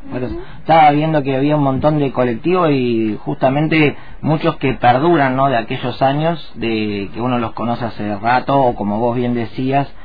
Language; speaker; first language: Spanish; native; Spanish